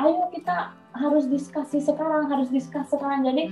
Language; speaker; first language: Indonesian; non-native, fluent; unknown